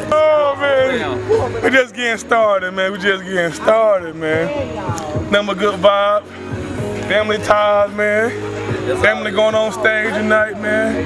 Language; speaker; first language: English; native; English